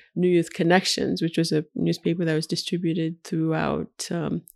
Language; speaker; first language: English; early bilingual, other home language; Haitian Creole